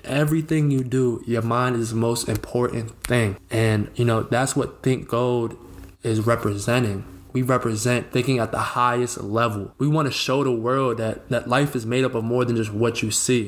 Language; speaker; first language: English; native; English